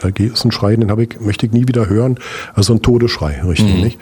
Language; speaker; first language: German; native; German